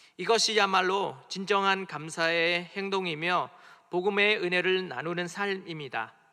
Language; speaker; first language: Korean; non-native, fluent; Vietnamese